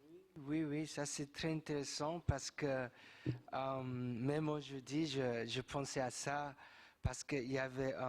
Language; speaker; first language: French; non-native, fluent; English